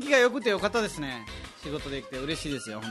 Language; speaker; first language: Japanese; non-native, fluent; Nepali